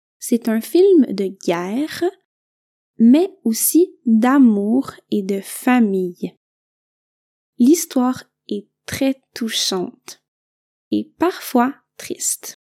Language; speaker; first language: French; native; French